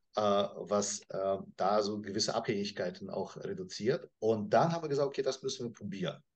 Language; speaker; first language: German; non-native, fluent; Russian